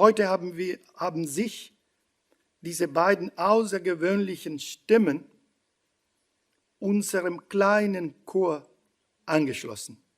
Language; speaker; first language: German; non-native, fluent; Italian